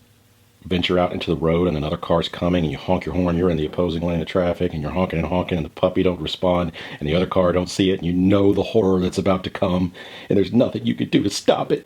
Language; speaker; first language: English; native; English